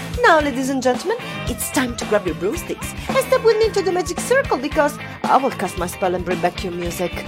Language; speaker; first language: English; non-native, fluent; Italian